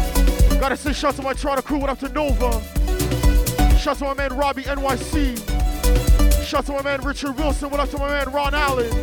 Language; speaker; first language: English; native; English